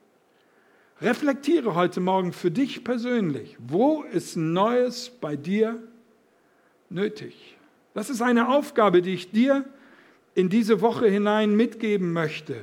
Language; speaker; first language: German; native; German